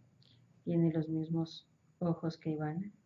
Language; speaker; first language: Spanish; native; Spanish